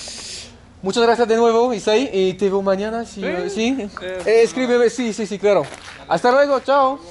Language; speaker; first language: Spanish; non-native, learner; French